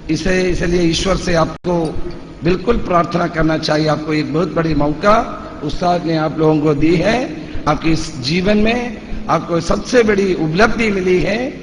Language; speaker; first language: Hindi; non-native, local second language; Malayalam